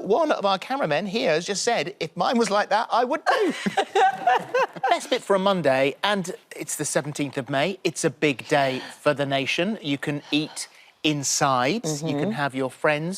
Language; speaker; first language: English; native; English